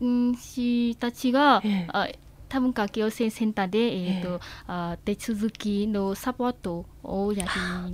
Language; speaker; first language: Japanese; non-native, fluent; Vietnamese